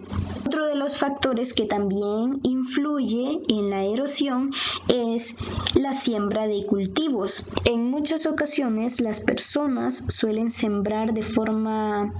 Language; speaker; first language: Spanish; native; Spanish